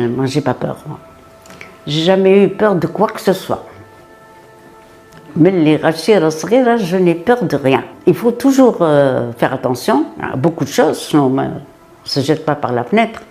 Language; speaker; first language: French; non-native, local second language; Arabic